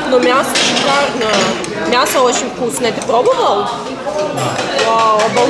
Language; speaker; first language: Russian; native; Russian